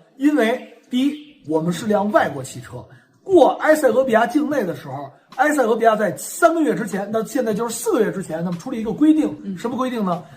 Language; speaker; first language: Chinese; native; Chinese